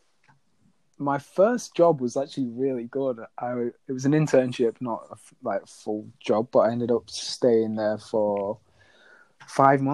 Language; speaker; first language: English; native; English